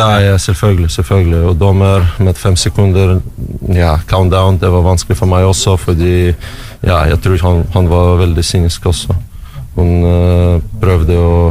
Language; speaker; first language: Norwegian; non-native, learner; Russian